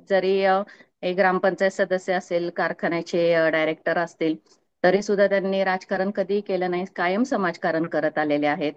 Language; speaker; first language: Marathi; native; Marathi